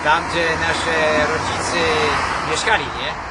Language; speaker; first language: Polish; early bilingual, heritage; French